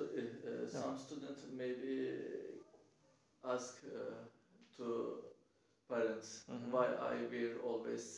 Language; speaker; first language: English; non-native, learner; Turkish